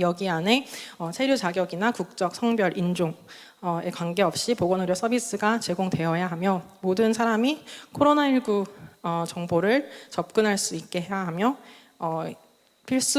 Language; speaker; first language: Korean; native; Korean